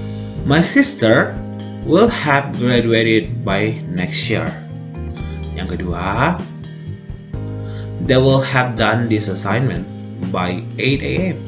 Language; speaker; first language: English; non-native, fluent; Indonesian